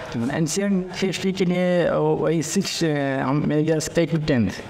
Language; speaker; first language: Hindi; native; Hindi